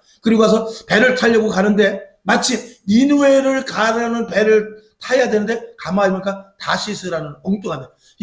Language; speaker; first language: Korean; native; Korean